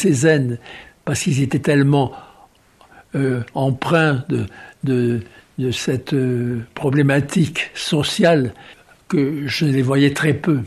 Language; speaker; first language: French; native; French